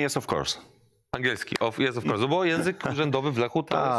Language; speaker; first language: Polish; native; Polish